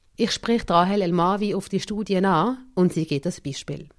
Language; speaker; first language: German; native; German